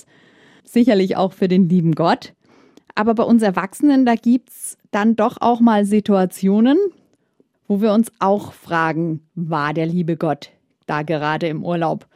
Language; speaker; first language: German; native; German